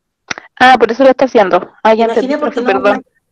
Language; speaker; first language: Spanish; native; Spanish